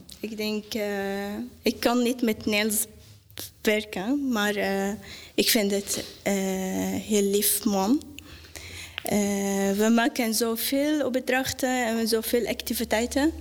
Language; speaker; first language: Dutch; non-native, learner; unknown